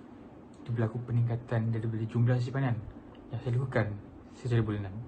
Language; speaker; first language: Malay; native; Malay